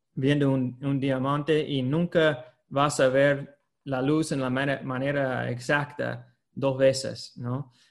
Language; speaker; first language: Spanish; non-native, fluent; English